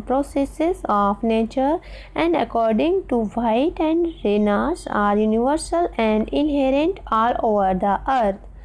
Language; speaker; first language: English; non-native, local second language; Hindi